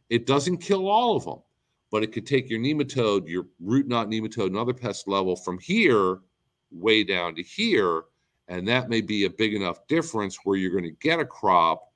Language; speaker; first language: English; native; English